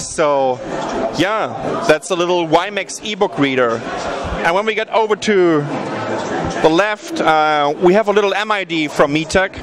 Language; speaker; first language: English; non-native, fluent; German